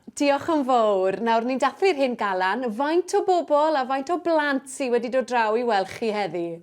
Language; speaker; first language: Welsh; native; Welsh